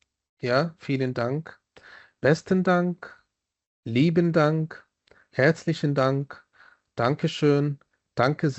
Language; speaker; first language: German; non-native, fluent; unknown